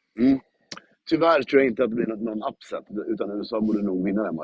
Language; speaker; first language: Swedish; native; Swedish